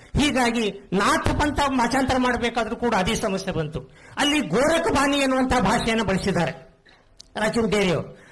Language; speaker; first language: Kannada; non-native, local second language; Konkani